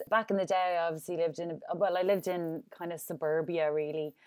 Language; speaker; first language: English; native; English